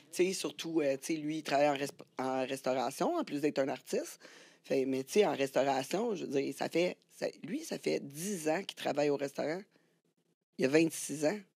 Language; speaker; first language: French; native; French